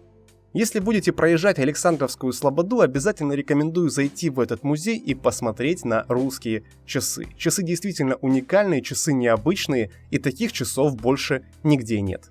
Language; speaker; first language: Russian; native; Russian